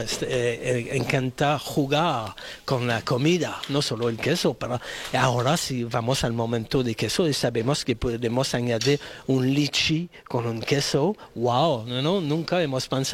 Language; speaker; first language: Spanish; non-native, fluent; English